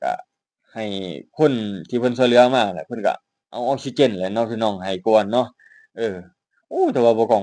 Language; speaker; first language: Thai; non-native, local second language; Northeastern Thai